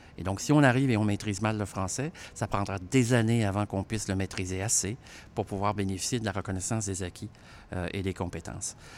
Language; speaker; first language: French; native; French